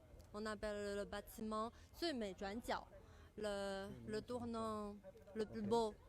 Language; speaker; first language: French; non-native, fluent; Chinese